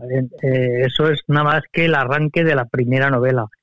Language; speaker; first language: Spanish; native; Spanish